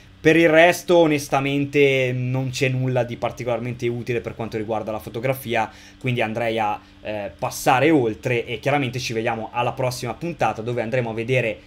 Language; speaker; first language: Italian; native; Italian